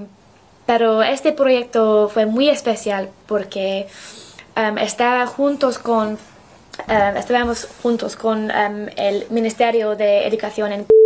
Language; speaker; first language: Spanish; non-native, learner; English